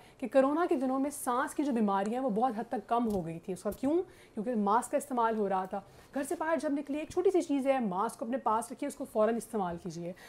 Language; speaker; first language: Urdu; native; Urdu